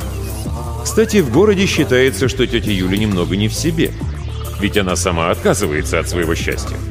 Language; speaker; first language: Russian; native; Russian